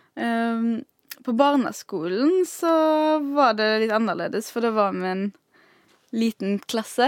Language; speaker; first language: Norwegian; early bilingual, other home language; Arabic